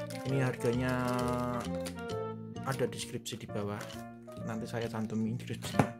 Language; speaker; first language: Indonesian; non-native, local second language; Javanese